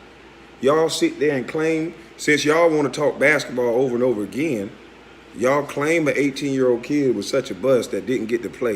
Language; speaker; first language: English; native; English